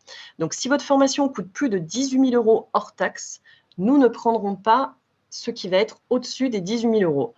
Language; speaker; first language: French; native; French